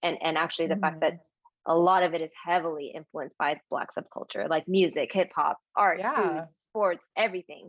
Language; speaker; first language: English; native; English